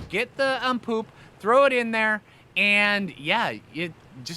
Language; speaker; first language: English; native; English